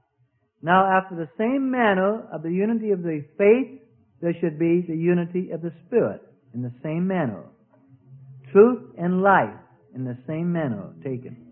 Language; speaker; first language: English; native; English